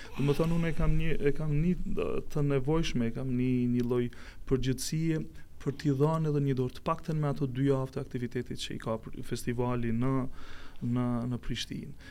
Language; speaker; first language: Albanian; native; Albanian